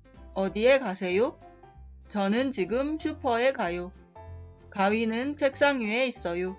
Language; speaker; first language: Korean; non-native, fluent; Spanish